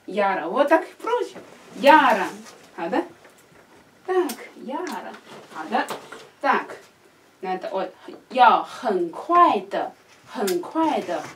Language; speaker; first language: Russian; non-native, learner; Chinese